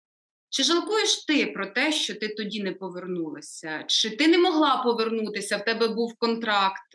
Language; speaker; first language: Ukrainian; native; Ukrainian